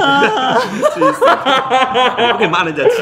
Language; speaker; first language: Chinese; native; Chinese